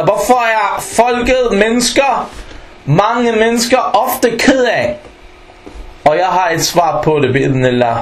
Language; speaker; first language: Danish; early bilingual, other home language; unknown